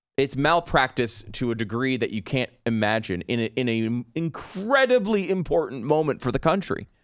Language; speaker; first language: English; native; English